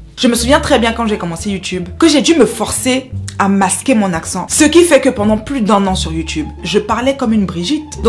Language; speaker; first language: French; non-native, local second language; Basaa